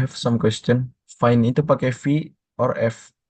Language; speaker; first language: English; non-native, learner; Indonesian